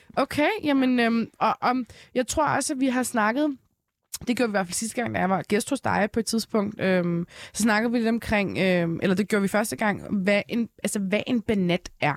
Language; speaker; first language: Danish; early bilingual, other home language; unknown